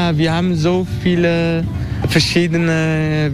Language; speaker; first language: German; non-native, learner; Turkish